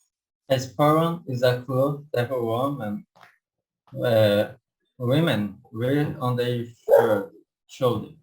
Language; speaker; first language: English; non-native, learner; Portuguese